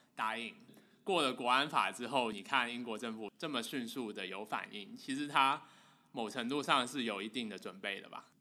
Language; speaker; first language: Chinese; non-native, local second language; Cantonese